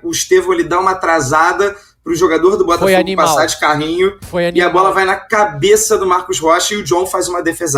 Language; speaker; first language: Portuguese; native; Portuguese